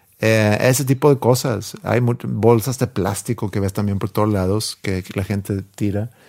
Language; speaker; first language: Spanish; non-native, fluent; Swedish